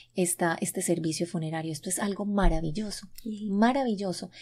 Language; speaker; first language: Spanish; native; Spanish